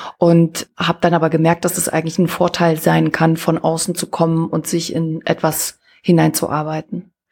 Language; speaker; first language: German; native; German